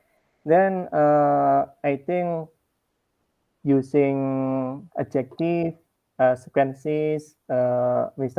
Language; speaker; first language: English; non-native, learner; Indonesian